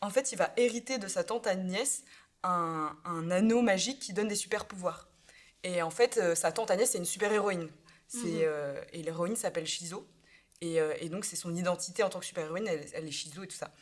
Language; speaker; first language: French; native; French